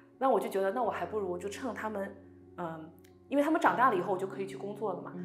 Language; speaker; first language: Chinese; early bilingual, heritage; Chinese